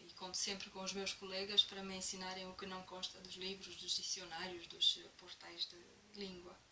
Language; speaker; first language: Portuguese; non-native, fluent; Romanian